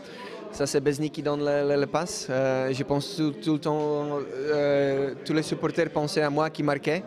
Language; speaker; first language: French; non-native, learner; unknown